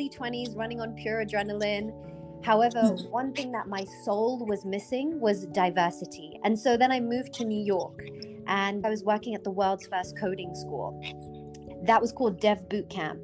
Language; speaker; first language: English; native; English